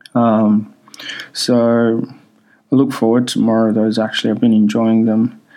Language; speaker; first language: English; early bilingual, other home language; Swahili